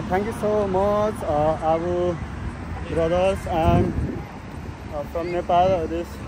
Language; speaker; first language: English; non-native, learner; Nepali